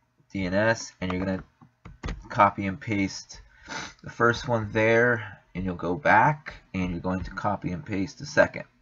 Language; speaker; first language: English; native; English